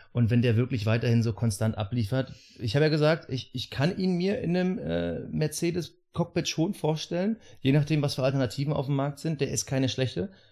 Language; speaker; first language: German; native; German